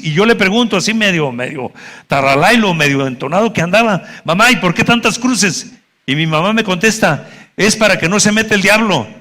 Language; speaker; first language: Spanish; native; Spanish